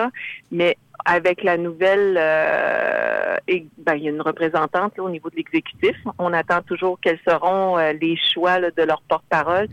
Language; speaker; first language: French; native; French